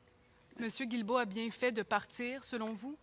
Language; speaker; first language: French; native; French